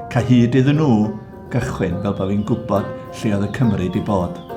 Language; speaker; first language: Welsh; native; Welsh